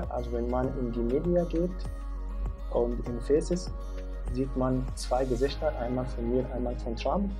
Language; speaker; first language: German; non-native, fluent; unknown